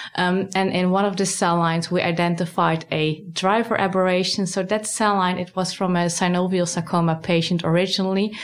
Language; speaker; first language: English; non-native, fluent; Dutch